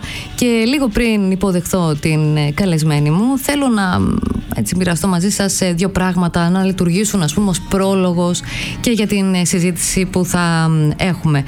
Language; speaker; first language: Greek; native; Greek